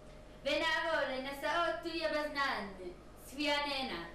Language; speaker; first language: Hebrew; native; Hebrew